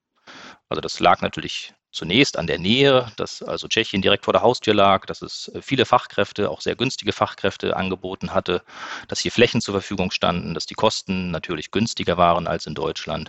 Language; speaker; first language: German; native; German